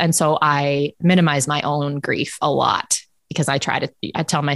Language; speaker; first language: English; native; English